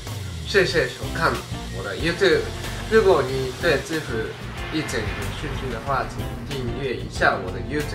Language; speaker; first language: Chinese; non-native, fluent; Japanese